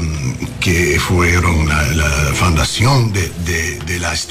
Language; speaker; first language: Spanish; non-native, learner; English